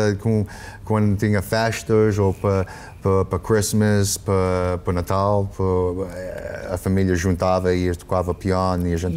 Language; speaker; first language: Portuguese; early bilingual, heritage; English